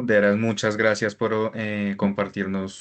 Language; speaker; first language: Spanish; native; Spanish